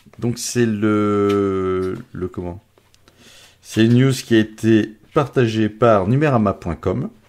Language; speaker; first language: French; native; French